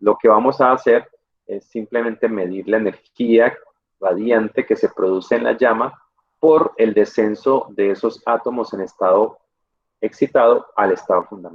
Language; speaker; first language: Spanish; native; Spanish